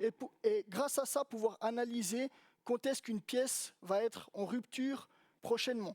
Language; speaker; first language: French; native; French